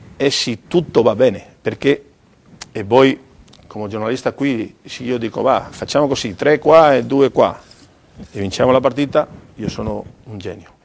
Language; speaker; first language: Italian; non-native, fluent; Spanish